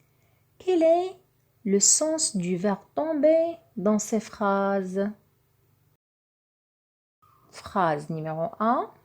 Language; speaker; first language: French; non-native, local second language; Arabic